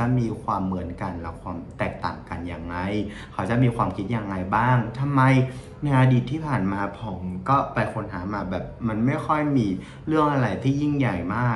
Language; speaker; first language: Thai; non-native, fluent; Vietnamese